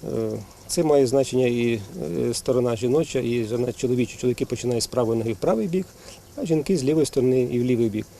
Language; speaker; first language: Ukrainian; non-native, local second language; Russian